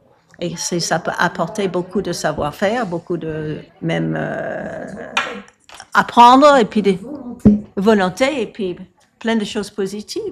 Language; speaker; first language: French; non-native, fluent; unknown